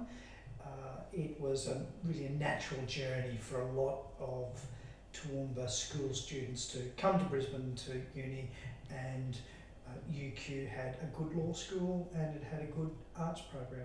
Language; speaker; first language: English; native; English